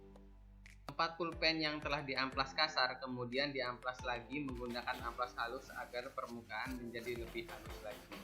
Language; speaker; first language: Indonesian; native; Indonesian